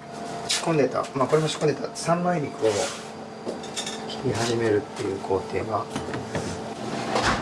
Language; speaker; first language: Japanese; native; Japanese